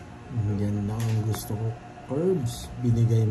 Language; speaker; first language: Filipino; native; Filipino